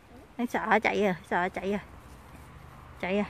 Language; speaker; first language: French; non-native, learner; Vietnamese